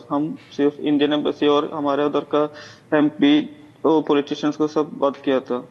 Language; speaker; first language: Hindi; non-native, local second language; Malayalam